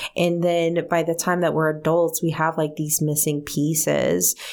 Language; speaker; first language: English; early bilingual, other home language; Spanish